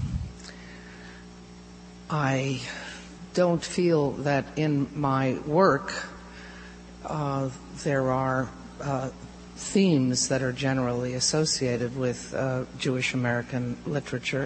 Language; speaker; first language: English; native; English